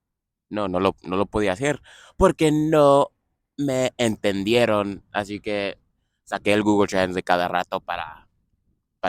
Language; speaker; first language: Spanish; non-native, fluent; English